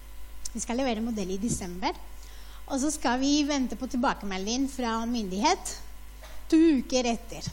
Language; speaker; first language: Norwegian; non-native, fluent; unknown